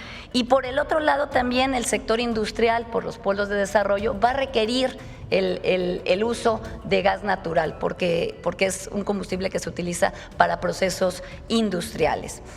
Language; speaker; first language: Spanish; native; Spanish